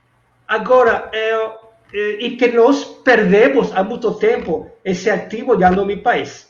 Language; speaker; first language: Portuguese; non-native, fluent; Spanish